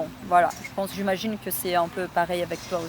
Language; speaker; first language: French; non-native, fluent; Portuguese